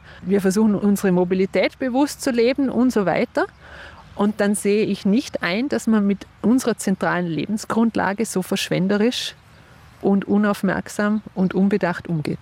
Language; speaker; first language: German; native; German